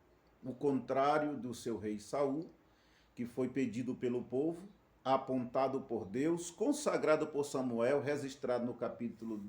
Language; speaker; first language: Portuguese; native; Portuguese